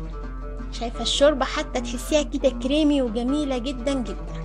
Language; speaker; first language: Arabic; native; Arabic